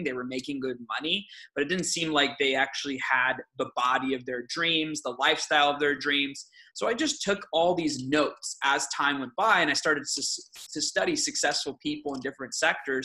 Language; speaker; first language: English; early bilingual, other home language; Aramaic